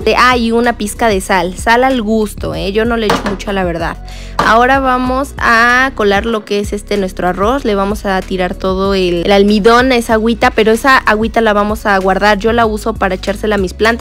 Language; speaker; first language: Spanish; native; Spanish